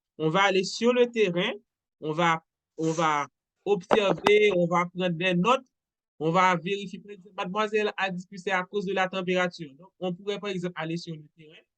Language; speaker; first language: French; non-native, local second language; Haitian Creole